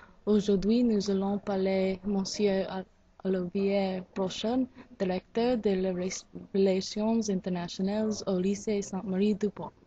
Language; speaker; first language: French; non-native, learner; English